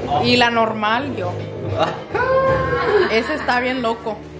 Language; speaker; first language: Spanish; early bilingual, heritage; Spanish